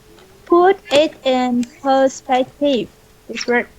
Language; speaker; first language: English; non-native, fluent; Vietnamese